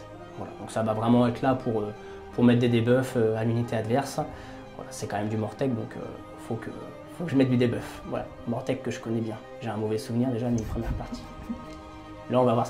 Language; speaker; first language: French; native; French